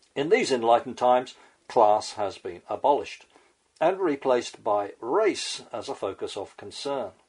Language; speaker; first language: English; native; English